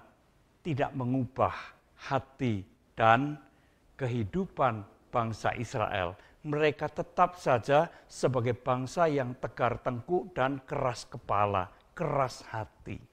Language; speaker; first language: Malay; non-native, local second language; Indonesian